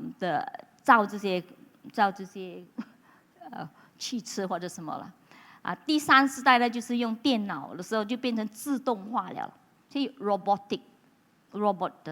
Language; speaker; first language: Chinese; non-native, local second language; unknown